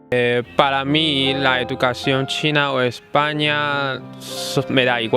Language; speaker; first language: Spanish; non-native, fluent; Chinese